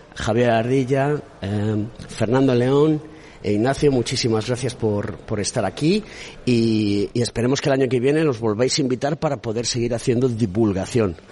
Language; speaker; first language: Spanish; native; Spanish